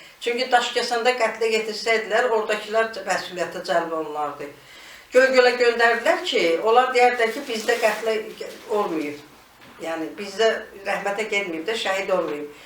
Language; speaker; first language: Azerbaijani; native; Azerbaijani